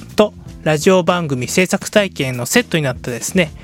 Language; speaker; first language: Japanese; native; Japanese